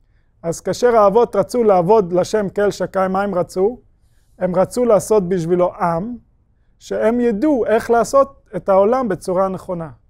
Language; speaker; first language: Hebrew; non-native, fluent; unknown